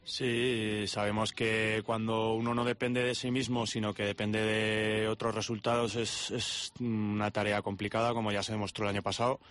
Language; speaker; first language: Spanish; native; Spanish